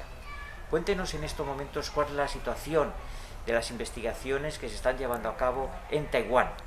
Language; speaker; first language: Spanish; native; Spanish